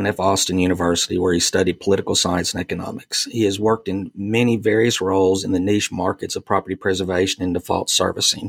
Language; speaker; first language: English; native; English